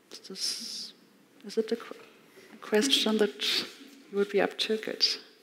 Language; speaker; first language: English; non-native, fluent; German